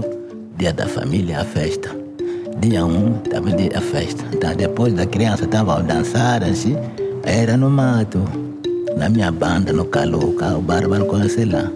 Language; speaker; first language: Portuguese; non-native, local second language; Kongo